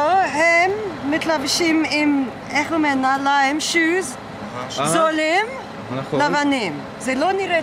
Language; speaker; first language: Hebrew; non-native, learner; English